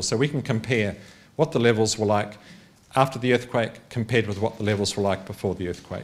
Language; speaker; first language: English; native; English